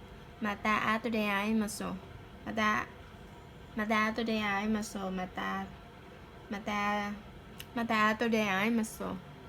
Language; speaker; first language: Japanese; non-native, learner; Vietnamese